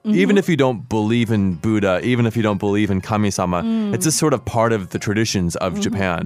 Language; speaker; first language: English; native; English